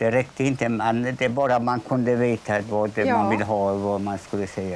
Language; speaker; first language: Swedish; non-native, fluent; Polish